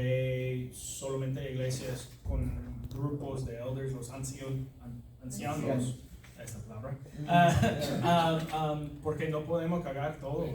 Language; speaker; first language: Spanish; non-native, learner; English